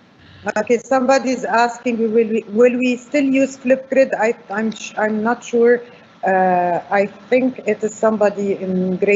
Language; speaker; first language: English; non-native, fluent; Arabic